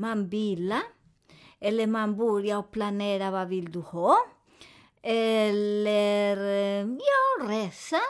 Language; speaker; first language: Swedish; non-native, fluent; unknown